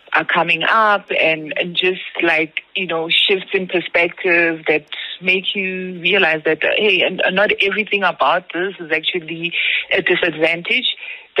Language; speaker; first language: English; non-native, local second language; Zulu